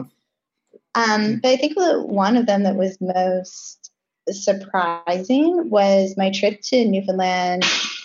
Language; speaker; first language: English; native; English